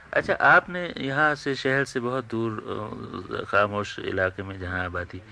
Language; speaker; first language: Urdu; native; Urdu